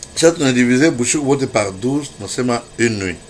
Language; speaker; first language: French; non-native, local second language; Swahili